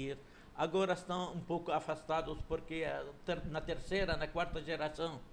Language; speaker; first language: Portuguese; non-native, fluent; Arabic